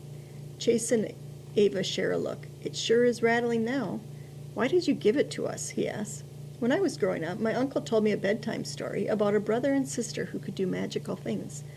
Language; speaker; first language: English; native; English